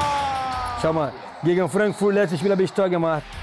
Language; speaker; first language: German; non-native, learner; Portuguese